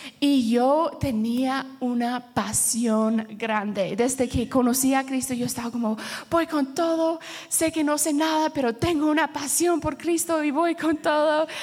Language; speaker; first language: Spanish; early bilingual, heritage; Spanish